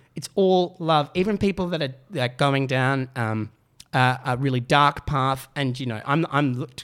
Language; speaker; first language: English; native; English